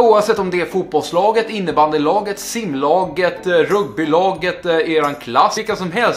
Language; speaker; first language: Swedish; native; Swedish